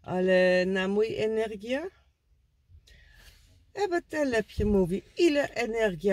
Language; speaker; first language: Polish; non-native, learner; Dutch